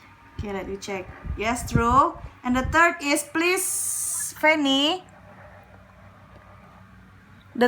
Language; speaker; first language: English; non-native, learner; Indonesian